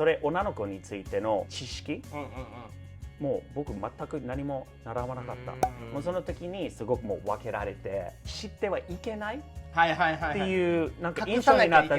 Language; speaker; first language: Japanese; non-native, fluent; English